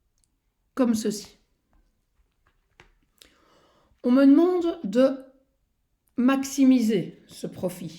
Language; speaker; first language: French; native; French